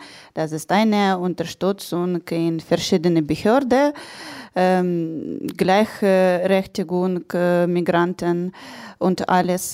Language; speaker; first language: German; non-native, learner; Ukrainian